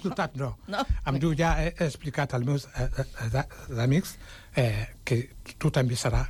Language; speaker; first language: Catalan; non-native, fluent; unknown